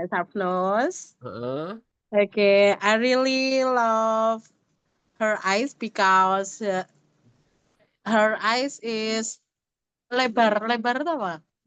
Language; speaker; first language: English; non-native, learner; Indonesian